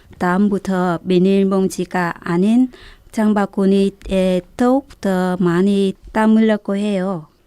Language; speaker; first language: Korean; non-native, fluent; Vietnamese